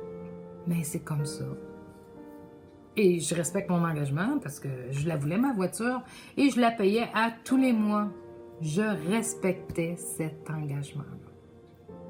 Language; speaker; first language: French; native; French